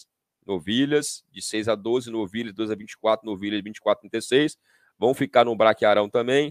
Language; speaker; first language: Portuguese; native; Portuguese